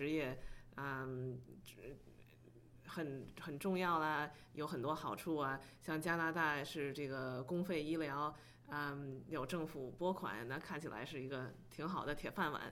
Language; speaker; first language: Chinese; native; Chinese